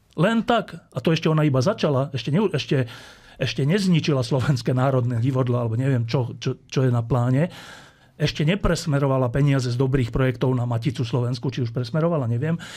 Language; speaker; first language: Slovak; native; Slovak